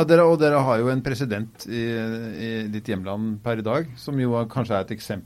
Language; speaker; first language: Norwegian; native; Norwegian